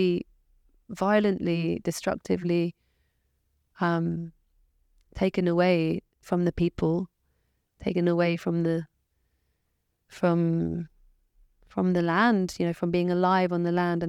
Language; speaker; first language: English; native; English